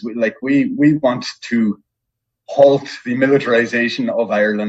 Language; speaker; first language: English; native; English